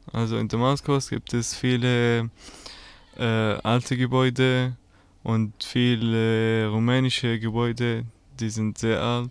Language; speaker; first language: German; non-native, learner; Arabic